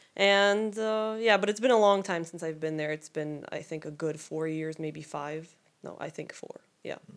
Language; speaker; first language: English; non-native, fluent; Polish